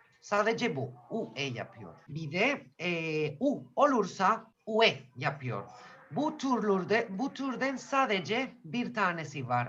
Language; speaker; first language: Turkish; non-native, fluent; Spanish